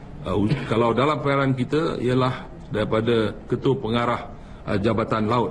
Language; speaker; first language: Malay; native; Malay